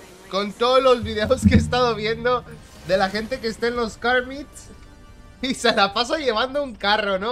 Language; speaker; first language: Spanish; early bilingual, heritage; Spanish